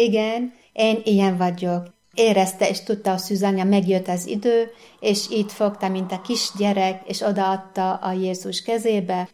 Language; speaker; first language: Hungarian; non-native, fluent; Arabic